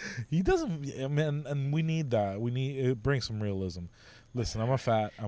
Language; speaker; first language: English; native; English